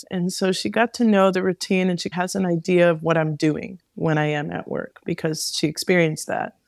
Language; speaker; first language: English; native; English